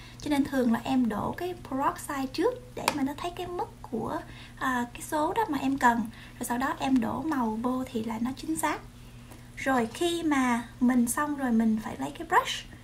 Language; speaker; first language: Vietnamese; early bilingual, other home language; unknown